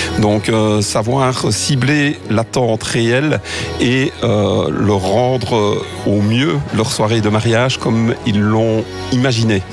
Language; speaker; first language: French; native; French